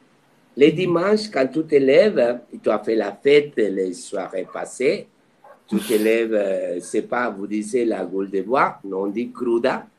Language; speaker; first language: French; non-native, fluent; Spanish